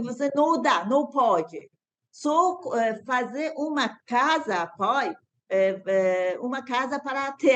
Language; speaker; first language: Portuguese; non-native, learner; Persian